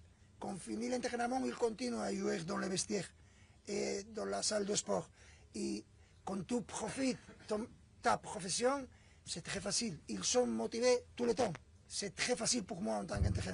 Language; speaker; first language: French; non-native, fluent; Spanish